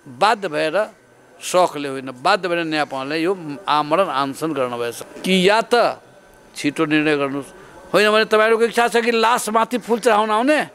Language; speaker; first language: Nepali; non-native, local second language; Maithili